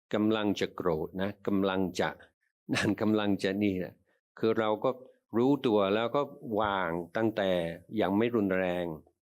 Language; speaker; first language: Thai; non-native, fluent; English